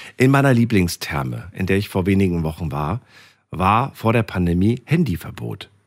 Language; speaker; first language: German; native; German